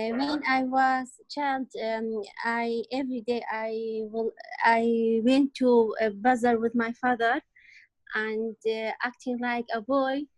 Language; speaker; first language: English; non-native, learner; Central Kurdish